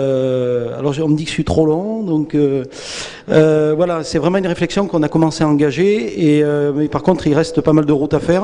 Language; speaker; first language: French; native; French